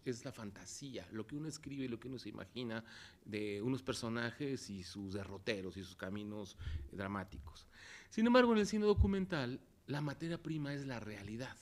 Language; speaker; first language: Spanish; native; Spanish